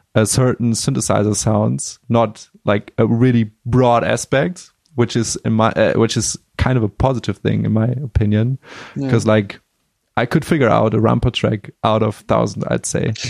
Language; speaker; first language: English; non-native, fluent; German